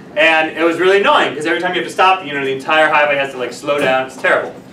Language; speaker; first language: English; native; English